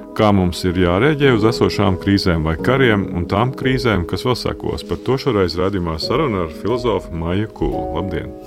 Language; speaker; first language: Latvian; native; Latvian